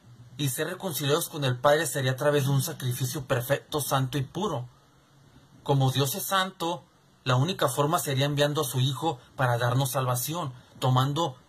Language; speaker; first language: Spanish; native; Spanish